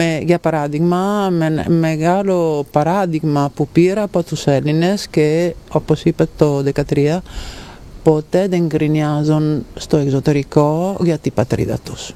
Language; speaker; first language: Greek; non-native, fluent; Italian